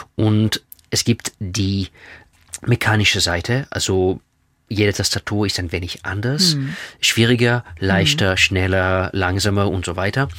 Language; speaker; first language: German; non-native, fluent; Russian